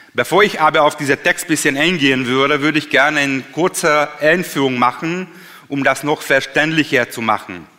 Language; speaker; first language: German; non-native, fluent; Hungarian